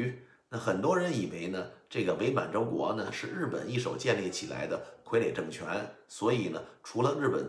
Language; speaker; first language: Chinese; native; Chinese